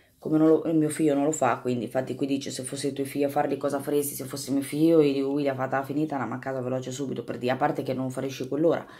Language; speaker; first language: Italian; native; Italian